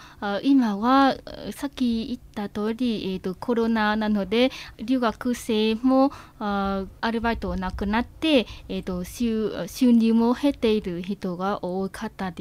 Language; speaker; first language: Japanese; non-native, fluent; Vietnamese